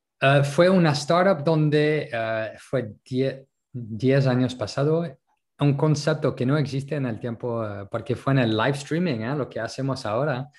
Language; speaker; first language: Spanish; non-native, local second language; French